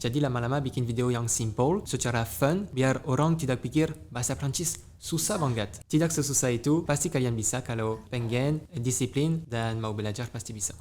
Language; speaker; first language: Indonesian; non-native, fluent; French